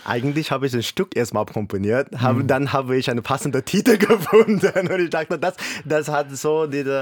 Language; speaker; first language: German; non-native, fluent; English